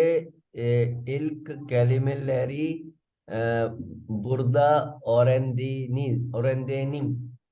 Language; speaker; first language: Turkish; non-native, learner; Urdu